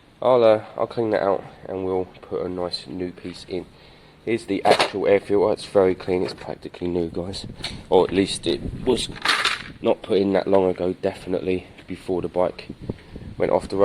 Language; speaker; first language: English; native; English